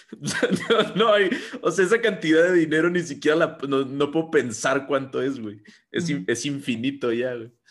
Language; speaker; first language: Spanish; native; Spanish